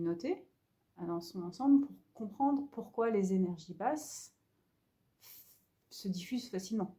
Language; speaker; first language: French; native; French